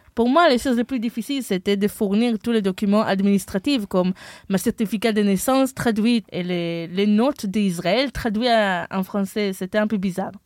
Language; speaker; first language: French; non-native, fluent; Hebrew